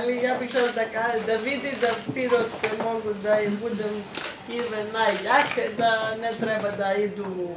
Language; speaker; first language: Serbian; non-native, learner; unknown